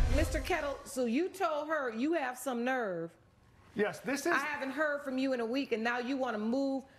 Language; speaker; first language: English; native; English